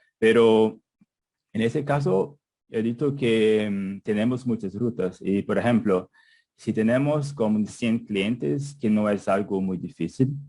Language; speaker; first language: Spanish; non-native, fluent; Portuguese